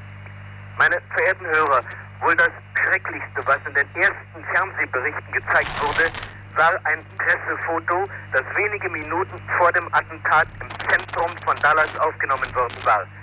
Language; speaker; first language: German; native; German